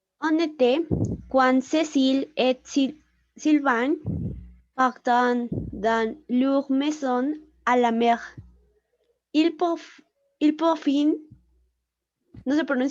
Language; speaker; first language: French; non-native, learner; Spanish